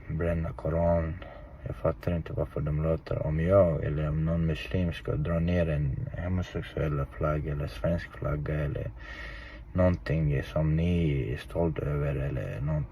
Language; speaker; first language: Swedish; non-native, fluent; Chechen